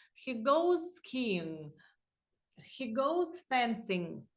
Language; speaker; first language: English; non-native, fluent; Ukrainian